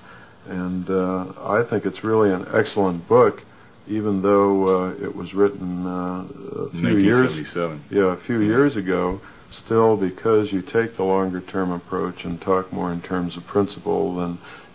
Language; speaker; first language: English; native; English